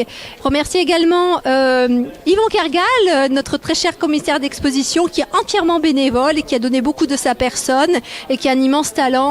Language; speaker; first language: French; native; French